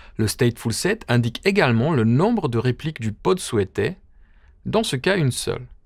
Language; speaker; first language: French; native; French